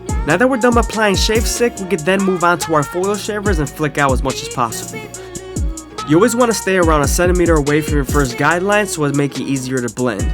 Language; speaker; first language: English; native; English